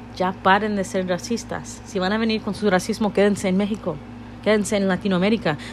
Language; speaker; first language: Spanish; early bilingual, heritage; Spanish